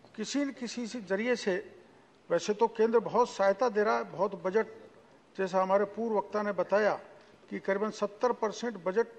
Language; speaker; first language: Hindi; native; Hindi